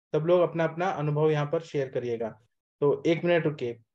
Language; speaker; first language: Hindi; native; Hindi